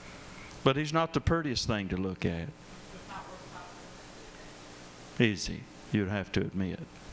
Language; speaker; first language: English; native; English